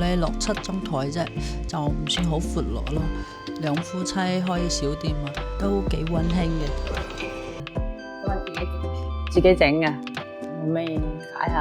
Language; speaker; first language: Chinese; non-native, local second language; Hakka Chinese